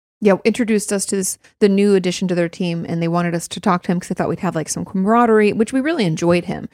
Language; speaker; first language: English; native; English